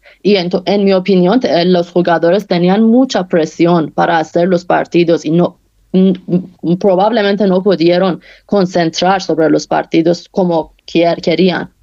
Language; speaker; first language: Spanish; non-native, fluent; Persian